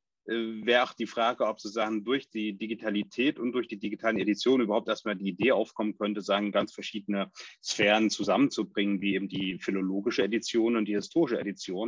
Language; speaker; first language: German; native; German